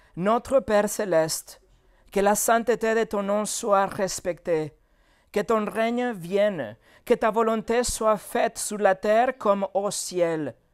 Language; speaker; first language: French; non-native, fluent; Spanish